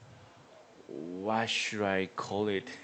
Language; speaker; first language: English; non-native, learner; Korean